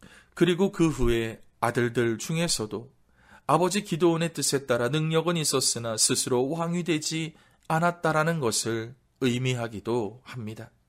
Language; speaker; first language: Korean; native; Korean